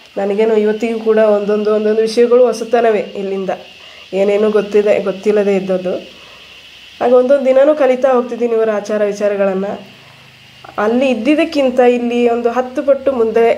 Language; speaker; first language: Kannada; non-native, local second language; Malayalam